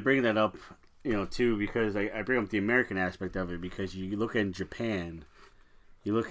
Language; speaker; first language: English; native; English